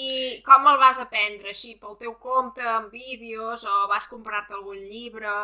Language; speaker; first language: Catalan; native; Catalan